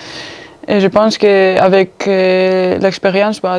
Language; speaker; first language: French; non-native, fluent; Spanish